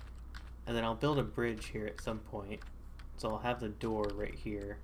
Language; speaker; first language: English; native; English